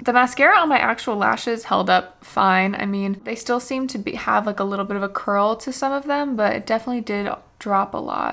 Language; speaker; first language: English; native; English